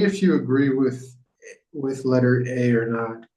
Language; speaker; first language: English; non-native, fluent; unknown